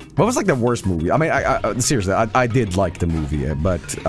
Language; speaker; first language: English; non-native, fluent; Swedish